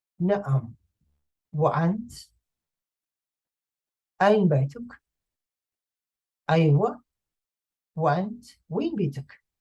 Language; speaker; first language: Arabic; non-native, fluent; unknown